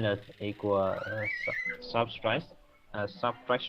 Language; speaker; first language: English; non-native, learner; Vietnamese